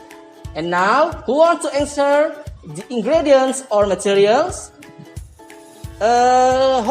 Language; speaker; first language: English; non-native, learner; Indonesian